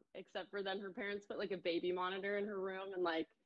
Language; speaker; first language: English; native; English